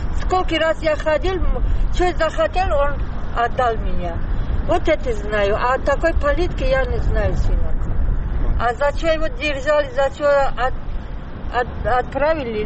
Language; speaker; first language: Russian; non-native, learner; Tajik